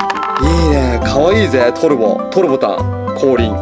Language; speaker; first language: Japanese; native; Japanese